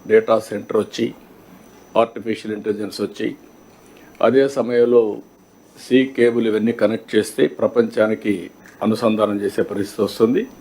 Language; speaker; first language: Telugu; native; Telugu